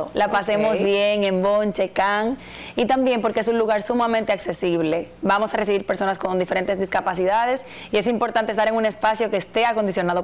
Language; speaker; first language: Spanish; native; Spanish